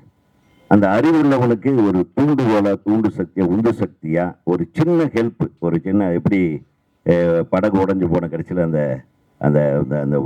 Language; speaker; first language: Tamil; native; Tamil